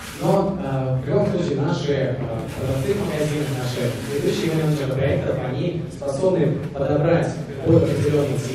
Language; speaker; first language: Russian; native; Russian